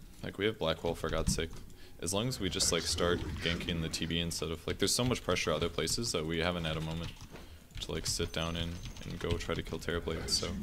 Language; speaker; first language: English; native; English